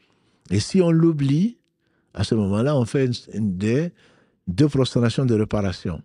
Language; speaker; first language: French; native; French